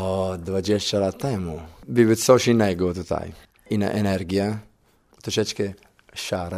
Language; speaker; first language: Polish; non-native, learner; Italian